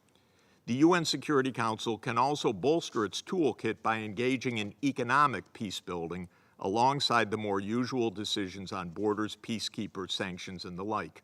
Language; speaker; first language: English; native; English